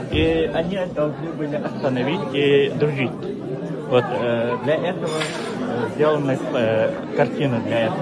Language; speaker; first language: Russian; non-native, local second language; Ingush